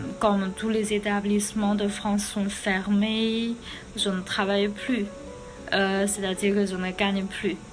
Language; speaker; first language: French; non-native, fluent; Chinese